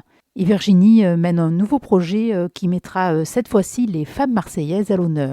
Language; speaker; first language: French; native; French